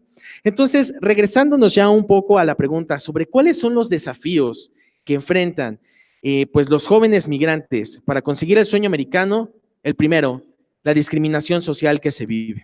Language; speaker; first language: Spanish; native; Spanish